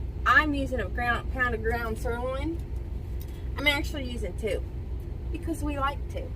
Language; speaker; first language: English; native; English